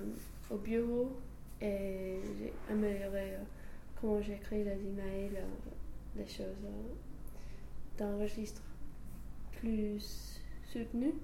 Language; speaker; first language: French; non-native, fluent; English